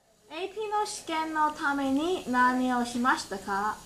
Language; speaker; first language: Japanese; non-native, learner; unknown